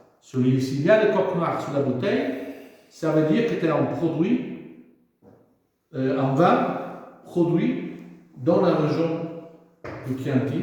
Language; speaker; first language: French; non-native, fluent; Italian